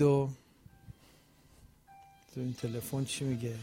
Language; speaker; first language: Persian; native; Persian